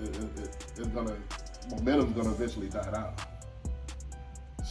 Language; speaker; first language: English; native; English